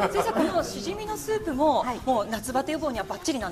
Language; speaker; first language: Japanese; native; Japanese